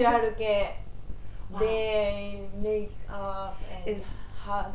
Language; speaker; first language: English; non-native, learner; Japanese